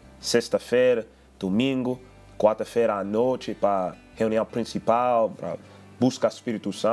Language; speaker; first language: Portuguese; non-native, learner; English